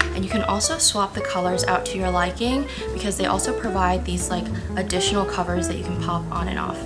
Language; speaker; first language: English; early bilingual, other home language; Chinese